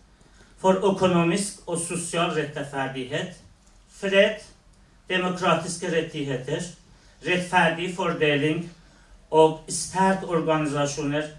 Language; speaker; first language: Norwegian; non-native, fluent; Persian